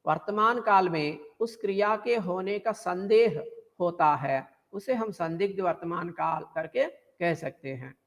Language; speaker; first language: Hindi; non-native, local second language; Telugu